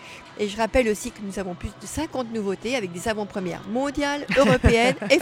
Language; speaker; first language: French; native; French